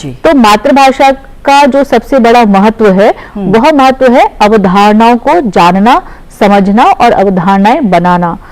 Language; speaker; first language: Hindi; native; Hindi